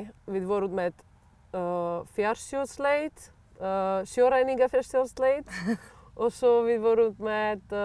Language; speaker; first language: Icelandic; non-native, learner; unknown